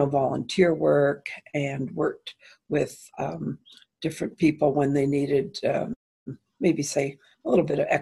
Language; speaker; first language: English; native; English